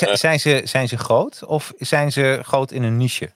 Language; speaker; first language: Dutch; native; Dutch